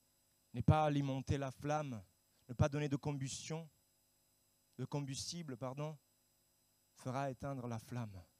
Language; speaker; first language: French; native; French